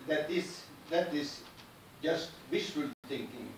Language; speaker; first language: English; non-native, fluent; Norwegian